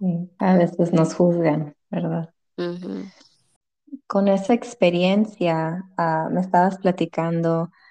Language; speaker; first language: Spanish; early bilingual, heritage; Spanish